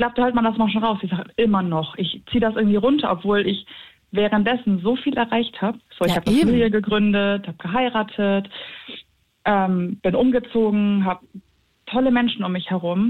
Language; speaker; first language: German; native; German